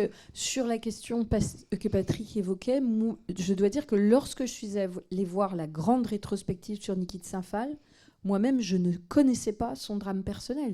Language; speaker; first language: French; native; French